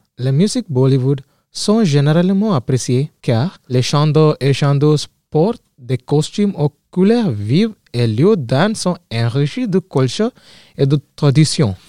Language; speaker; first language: French; non-native, learner; Malayalam